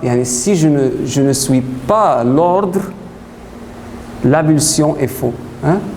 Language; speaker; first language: French; non-native, fluent; Arabic